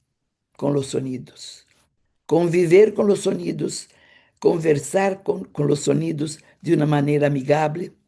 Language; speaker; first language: Spanish; non-native, fluent; Portuguese